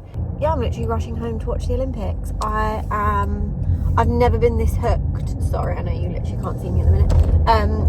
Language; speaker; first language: English; native; English